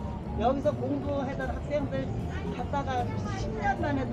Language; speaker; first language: Korean; native; Korean